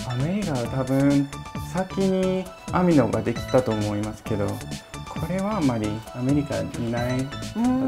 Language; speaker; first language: Japanese; non-native, fluent; English